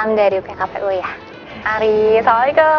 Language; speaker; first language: Indonesian; native; Indonesian